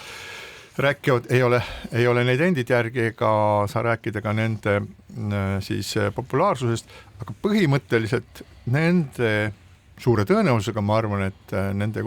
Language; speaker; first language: Estonian; native; Estonian